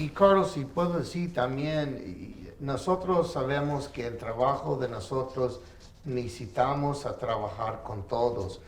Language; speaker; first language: Spanish; early bilingual, heritage; English